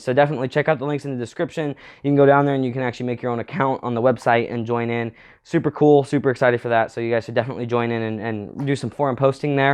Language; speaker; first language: English; native; English